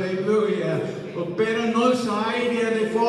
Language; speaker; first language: Portuguese; non-native, learner; English